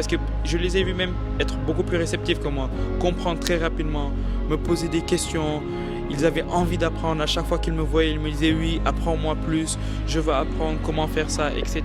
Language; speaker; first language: French; non-native, local second language; Wolof